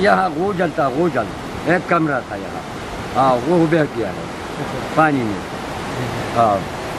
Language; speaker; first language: Hindi; non-native, local second language; Pashto